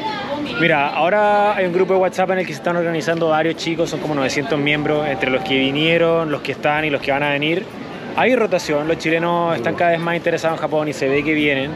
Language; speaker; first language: Spanish; native; Spanish